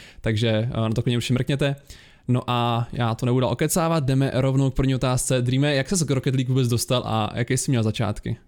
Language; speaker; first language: Czech; native; Czech